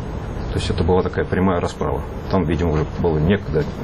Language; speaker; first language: Russian; native; Russian